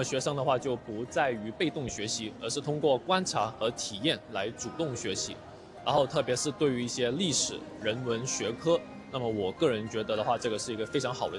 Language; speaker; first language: Chinese; non-native, local second language; Cantonese